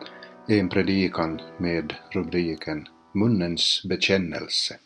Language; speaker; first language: Swedish; native; Swedish